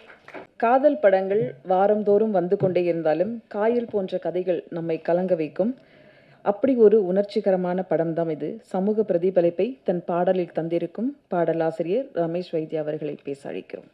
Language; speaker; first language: Tamil; native; Tamil